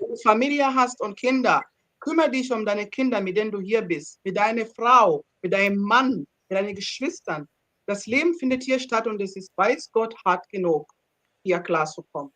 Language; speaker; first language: German; non-native, fluent; Ganda